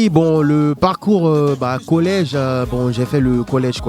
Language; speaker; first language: French; non-native, local second language; Fula